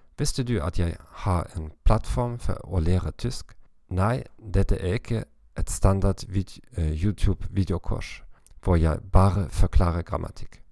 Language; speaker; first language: Norwegian; non-native, learner; German